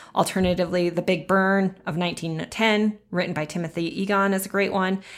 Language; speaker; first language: English; native; English